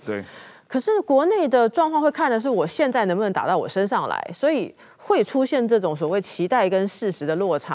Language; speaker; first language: Chinese; native; Chinese